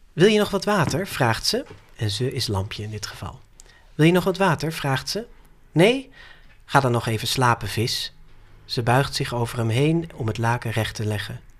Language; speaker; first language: Dutch; native; Dutch